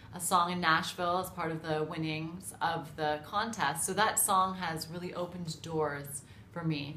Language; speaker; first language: English; native; English